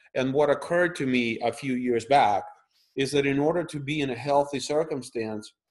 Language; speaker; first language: English; early bilingual, other home language; Russian